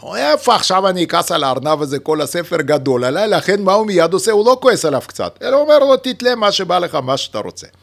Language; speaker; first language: Hebrew; non-native, fluent; Russian